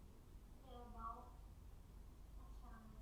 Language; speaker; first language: English; non-native, learner; Thai